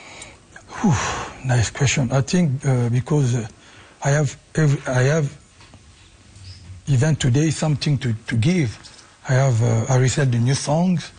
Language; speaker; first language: English; non-native, learner; French